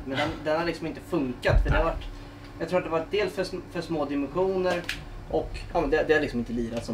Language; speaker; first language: Swedish; native; Swedish